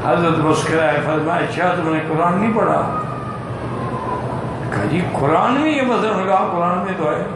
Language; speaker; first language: Urdu; native; Urdu